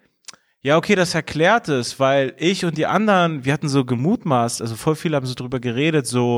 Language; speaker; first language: German; early bilingual, other home language; Persian